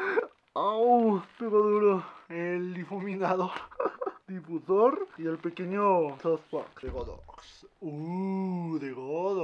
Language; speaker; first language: Spanish; native; Spanish